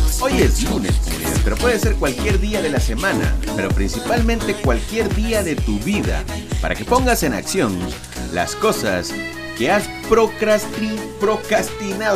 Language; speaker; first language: Spanish; native; Spanish